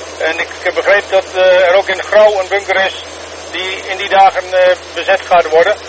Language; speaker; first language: Dutch; native; Dutch